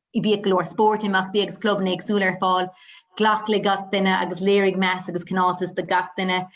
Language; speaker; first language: Irish; native; Irish